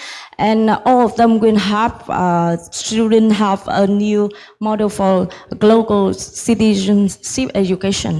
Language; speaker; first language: English; non-native, fluent; Vietnamese